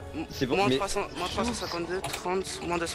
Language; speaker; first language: French; native; French